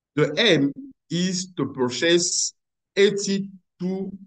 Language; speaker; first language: English; non-native, fluent; French